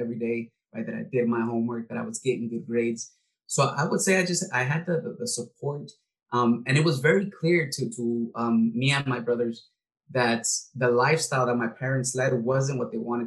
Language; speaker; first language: English; early bilingual, other home language; Spanish